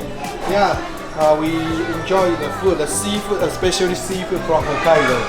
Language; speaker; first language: English; non-native, fluent; Chinese